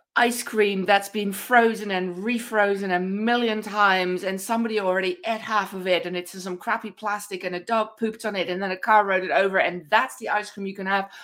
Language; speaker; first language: English; non-native, fluent; Dutch